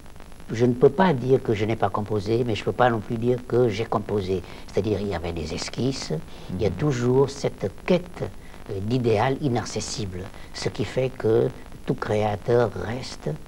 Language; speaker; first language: French; non-native, local second language; Vietnamese